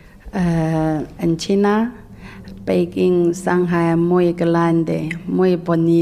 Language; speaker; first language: Spanish; non-native, learner; Chinese